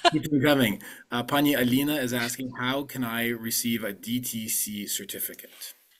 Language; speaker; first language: English; early bilingual, other home language; Ukrainian